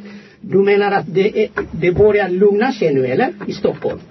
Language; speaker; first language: Swedish; non-native, fluent; Amharic